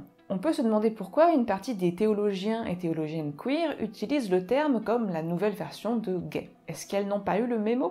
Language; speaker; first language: French; native; French